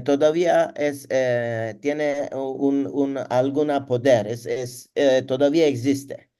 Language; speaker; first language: Spanish; non-native, learner; Turkish